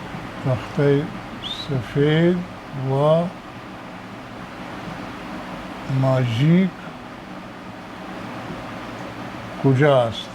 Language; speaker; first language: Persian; non-native, fluent; Urdu